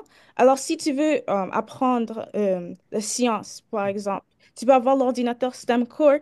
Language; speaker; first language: French; early bilingual, heritage; French